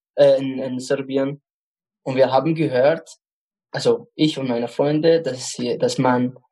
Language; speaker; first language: German; non-native, fluent; Arabic